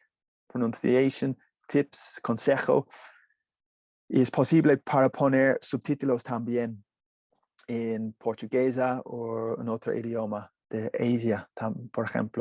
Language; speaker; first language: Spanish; non-native, learner; English